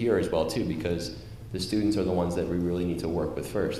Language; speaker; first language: English; native; English